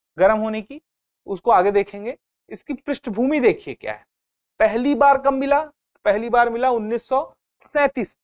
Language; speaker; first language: Hindi; native; Hindi